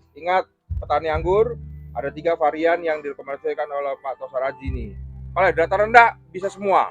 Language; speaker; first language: Indonesian; native; Indonesian